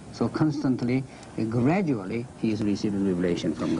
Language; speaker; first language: English; non-native, fluent; Korean